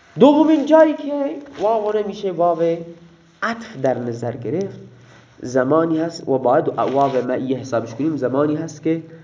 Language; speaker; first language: Persian; non-native, local second language; Baluchi